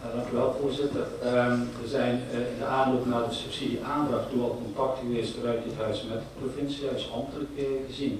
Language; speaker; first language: Dutch; native; Dutch